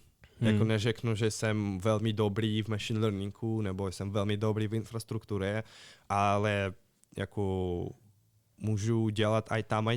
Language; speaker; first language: Czech; non-native, fluent; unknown